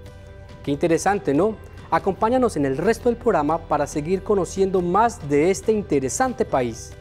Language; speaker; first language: Spanish; native; Spanish